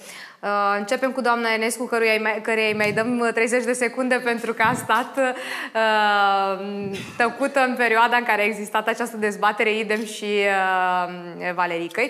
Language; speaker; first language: Romanian; native; Romanian